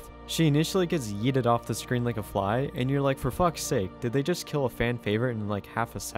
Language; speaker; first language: English; native; English